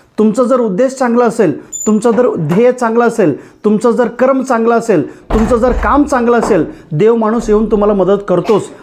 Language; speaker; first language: Marathi; non-native, local second language; Kannada